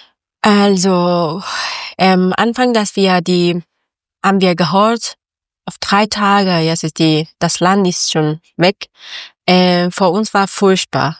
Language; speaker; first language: German; non-native, learner; Persian